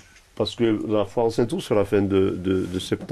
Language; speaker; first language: French; non-native, local second language; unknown